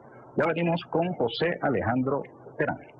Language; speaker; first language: Spanish; native; Spanish